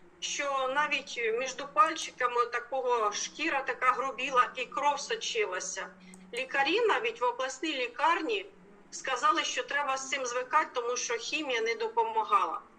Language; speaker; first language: Ukrainian; native; Ukrainian